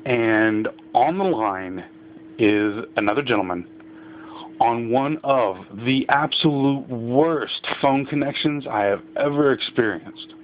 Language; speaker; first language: English; native; English